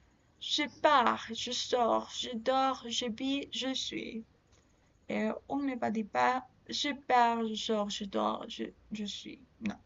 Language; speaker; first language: French; non-native, learner; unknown